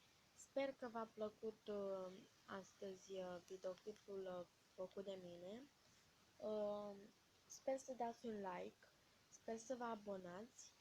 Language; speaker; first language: Romanian; native; Romanian